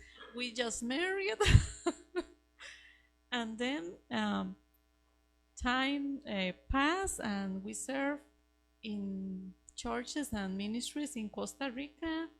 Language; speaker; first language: English; non-native, learner; Spanish